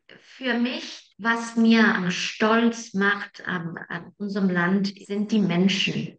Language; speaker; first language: German; non-native, fluent; Spanish